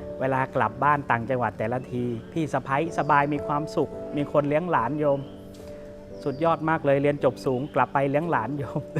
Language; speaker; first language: Thai; native; Thai